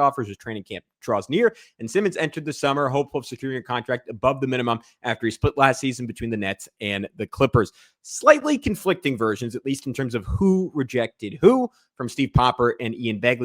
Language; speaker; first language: English; native; English